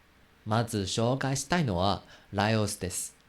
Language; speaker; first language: Japanese; non-native, learner; Chinese